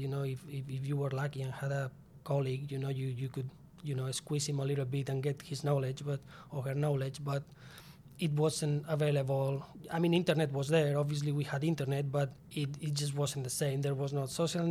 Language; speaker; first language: English; non-native, fluent; Spanish